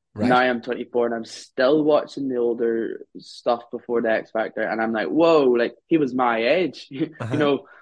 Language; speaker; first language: English; native; English